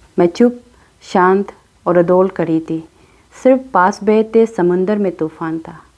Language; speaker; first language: Hindi; non-native, local second language; Adi